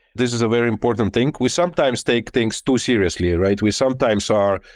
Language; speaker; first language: English; non-native, fluent; Lithuanian